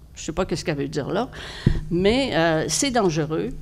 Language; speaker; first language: French; native; French